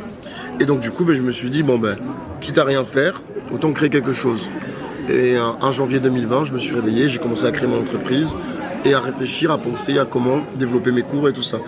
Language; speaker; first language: French; native; French